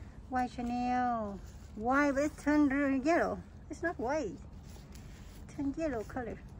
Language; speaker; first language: English; non-native, learner; Vietnamese